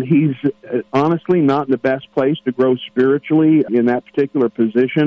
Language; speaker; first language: English; native; English